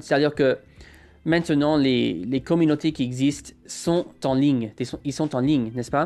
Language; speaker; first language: French; non-native, fluent; English